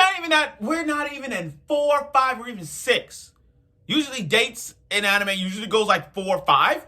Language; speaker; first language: English; native; English